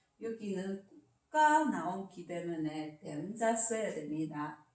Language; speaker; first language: Korean; non-native, learner; Chinese